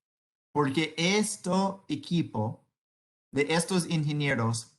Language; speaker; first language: Spanish; non-native, learner; English